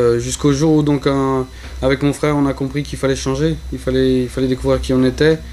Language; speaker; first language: French; early bilingual, other home language; Spanish